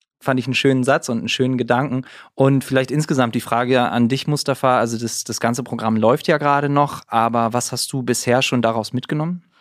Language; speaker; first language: German; native; German